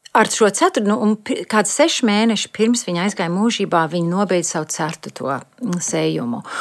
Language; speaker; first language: Latvian; early bilingual, heritage; Latvian